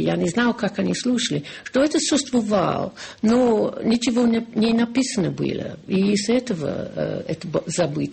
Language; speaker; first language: Russian; non-native, learner; English